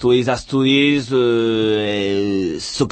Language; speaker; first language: Catalan; native; Catalan